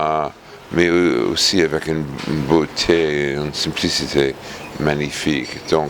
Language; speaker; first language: French; non-native, fluent; English